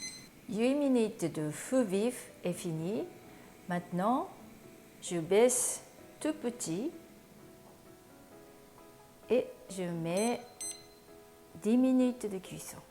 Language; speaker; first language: French; non-native, learner; Japanese